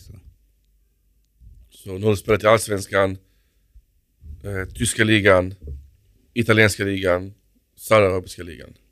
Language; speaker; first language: Swedish; native; Swedish